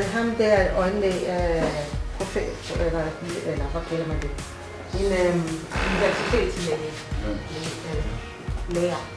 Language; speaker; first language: Danish; non-native, fluent; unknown